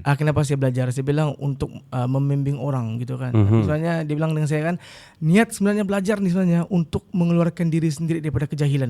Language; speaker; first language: Malay; native; Malay